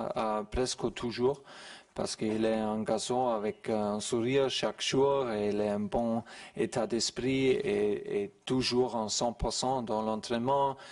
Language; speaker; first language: French; non-native, learner; German